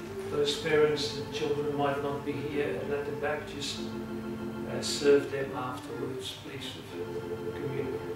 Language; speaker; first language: English; non-native, local second language; Afrikaans